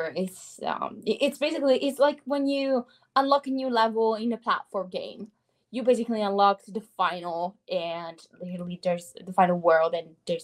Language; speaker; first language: English; non-native, fluent; Italian